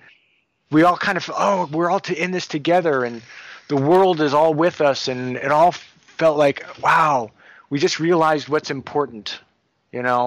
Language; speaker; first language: English; native; English